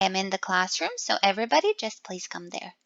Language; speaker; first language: English; non-native, fluent; Serbian